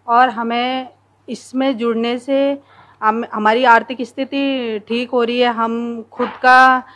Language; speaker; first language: Hindi; native; Hindi